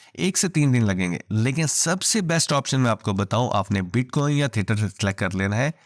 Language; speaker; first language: Urdu; native; Urdu